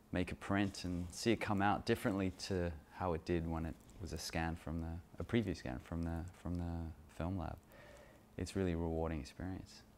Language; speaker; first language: English; native; English